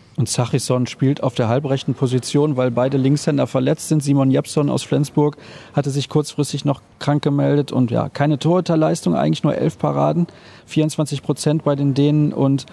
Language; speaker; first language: German; native; German